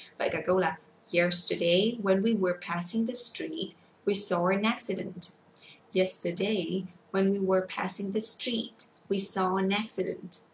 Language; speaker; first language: English; non-native, fluent; Vietnamese